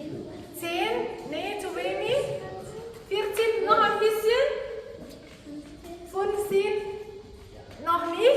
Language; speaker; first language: German; non-native, fluent; Indonesian